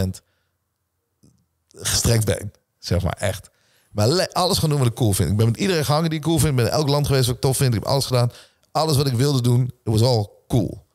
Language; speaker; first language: Dutch; early bilingual, other home language; Hebrew